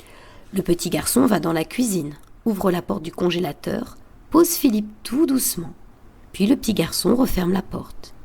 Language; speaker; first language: French; native; French